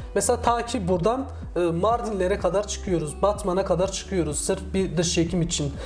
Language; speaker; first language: Turkish; native; Turkish